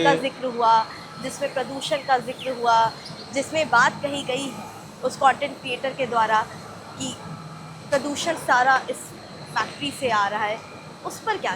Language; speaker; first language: Hindi; native; Hindi